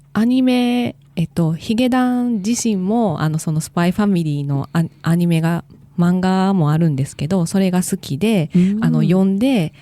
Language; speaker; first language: Japanese; native; Japanese